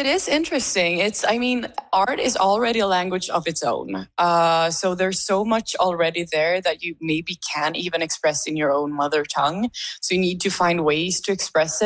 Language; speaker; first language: English; non-native, fluent; Swedish